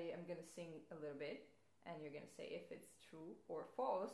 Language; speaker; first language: English; non-native, fluent; Portuguese